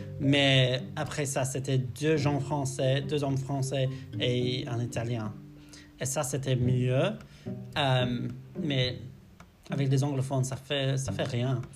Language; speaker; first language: French; non-native, learner; English